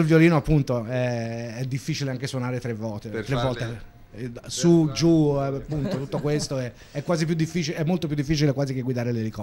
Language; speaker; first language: Italian; native; Italian